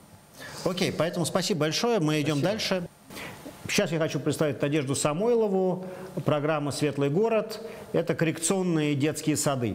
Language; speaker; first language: Russian; native; Russian